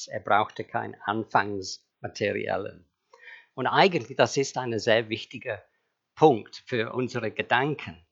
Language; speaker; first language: German; non-native, fluent; English